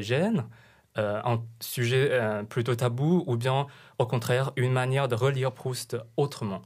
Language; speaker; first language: French; non-native, fluent; Chinese